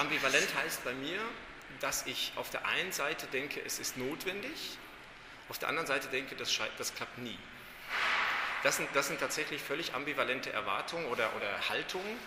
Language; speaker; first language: German; native; German